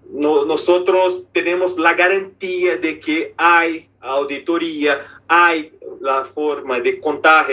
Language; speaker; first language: Spanish; non-native, fluent; Portuguese